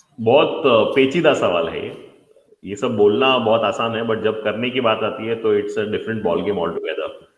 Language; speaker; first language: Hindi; non-native, local second language; Gujarati